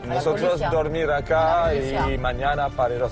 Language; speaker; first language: Spanish; non-native, learner; French